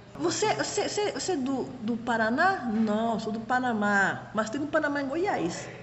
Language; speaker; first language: Portuguese; non-native, fluent; Spanish